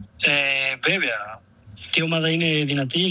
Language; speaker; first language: Greek; non-native, learner; Spanish